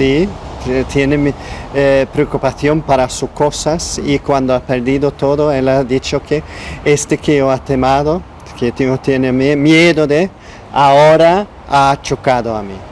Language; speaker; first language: Spanish; non-native, learner; Swedish